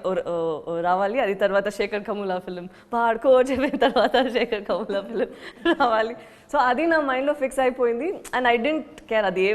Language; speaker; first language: Telugu; non-native, learner; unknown